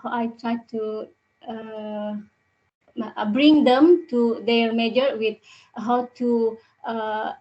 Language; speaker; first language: English; non-native, learner; Indonesian